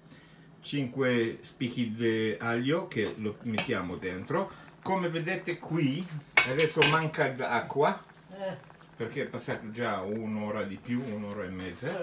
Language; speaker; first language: Italian; non-native, fluent; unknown